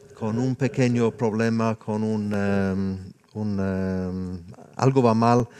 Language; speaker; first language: Spanish; non-native, fluent; English